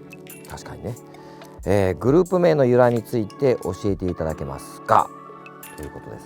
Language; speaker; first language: Japanese; native; Japanese